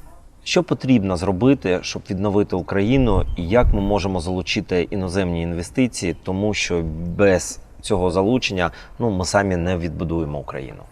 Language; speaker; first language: Ukrainian; native; Ukrainian